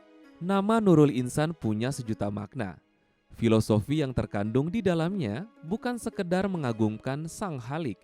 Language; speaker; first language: Indonesian; native; Indonesian